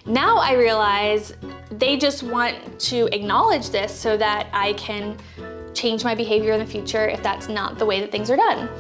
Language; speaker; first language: English; native; English